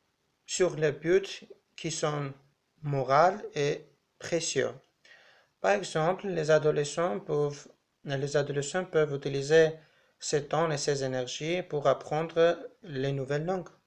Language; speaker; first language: French; non-native, learner; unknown